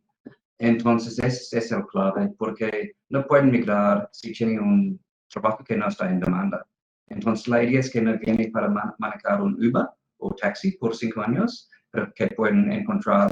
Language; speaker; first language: Spanish; non-native, fluent; English